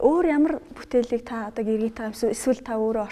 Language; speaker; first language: Mongolian; native; Mongolian